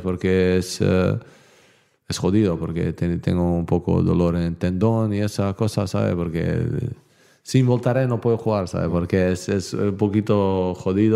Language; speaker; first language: Spanish; non-native, learner; Bosnian